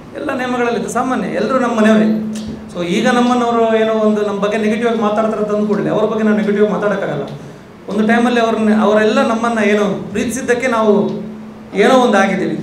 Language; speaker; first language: Kannada; non-native, local second language; Tulu